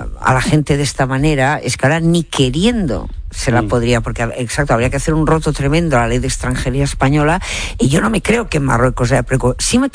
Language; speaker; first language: Spanish; native; Spanish